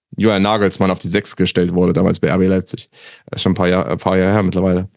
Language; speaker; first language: German; native; German